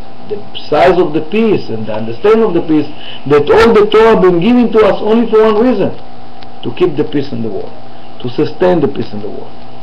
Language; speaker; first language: English; non-native, fluent; Hebrew